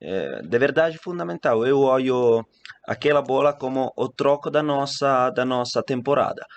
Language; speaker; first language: Portuguese; non-native, fluent; Italian